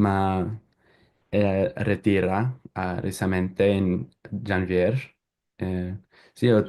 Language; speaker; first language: Spanish; non-native, learner; English